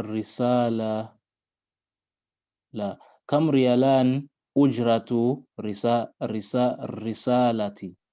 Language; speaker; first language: Arabic; non-native, learner; English